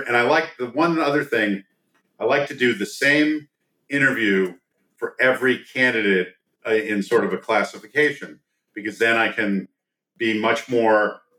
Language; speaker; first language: English; native; English